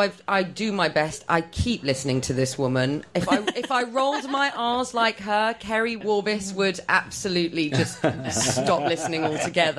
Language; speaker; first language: English; non-native, local second language; Polish